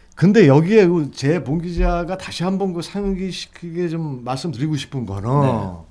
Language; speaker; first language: Korean; native; Korean